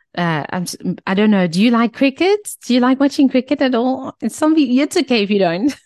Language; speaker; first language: English; native; English